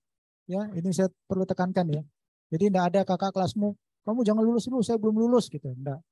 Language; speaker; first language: Indonesian; native; Indonesian